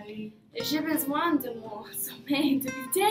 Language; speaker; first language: French; non-native, learner; English